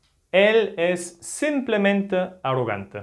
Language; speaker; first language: Spanish; non-native, fluent; German